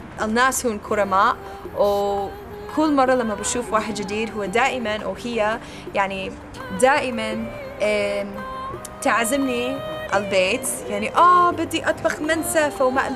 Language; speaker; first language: Arabic; non-native, learner; English